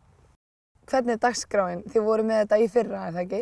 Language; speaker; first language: Icelandic; native; Icelandic